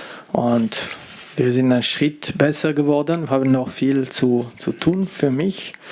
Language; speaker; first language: German; non-native, fluent; French